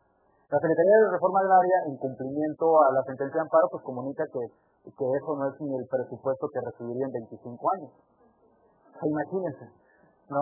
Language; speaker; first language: Spanish; native; Spanish